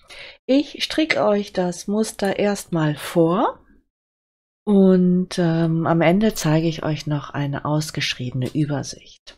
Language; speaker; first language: German; native; German